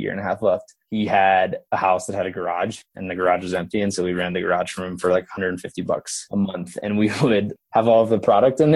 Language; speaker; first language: English; native; English